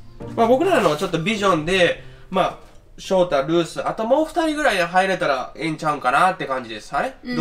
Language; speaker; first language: Japanese; native; Japanese